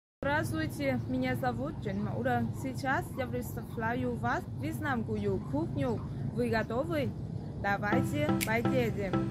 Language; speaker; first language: Russian; non-native, learner; Vietnamese